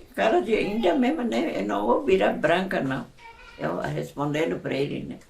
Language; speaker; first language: Portuguese; non-native, local second language; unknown